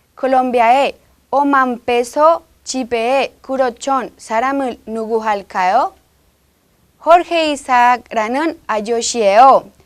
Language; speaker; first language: Korean; non-native, learner; Spanish